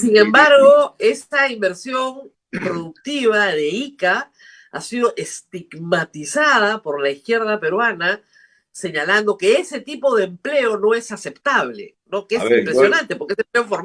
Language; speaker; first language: Spanish; native; Spanish